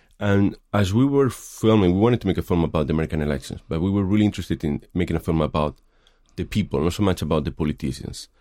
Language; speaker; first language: English; non-native, fluent; Spanish